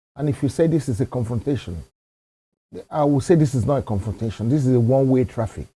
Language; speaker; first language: English; non-native, local second language; Yoruba